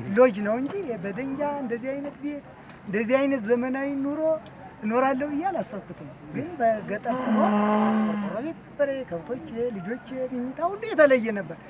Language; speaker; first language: Amharic; native; Amharic